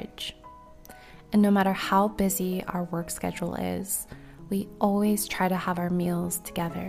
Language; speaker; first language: English; native; English